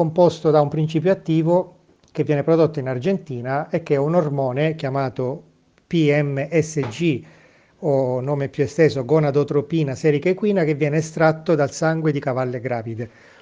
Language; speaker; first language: Italian; native; Italian